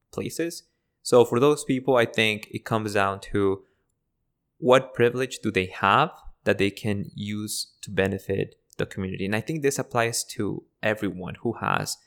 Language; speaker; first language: English; early bilingual, other home language; Spanish